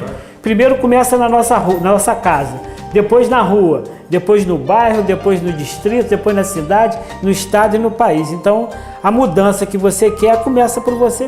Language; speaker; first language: Portuguese; native; Portuguese